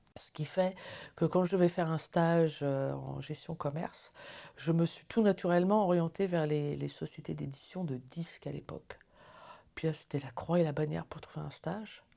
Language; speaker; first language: French; native; French